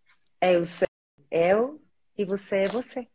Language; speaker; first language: Portuguese; non-native, learner; Spanish